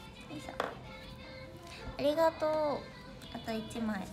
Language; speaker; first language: Japanese; native; Japanese